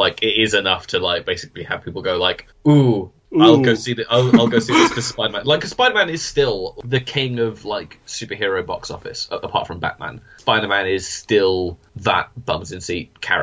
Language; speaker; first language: English; native; English